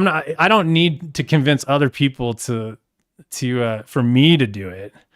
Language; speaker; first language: English; native; English